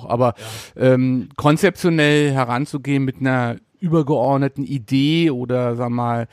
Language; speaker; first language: German; native; German